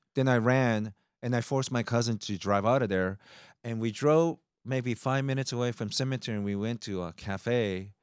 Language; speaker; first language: English; early bilingual, other home language; Japanese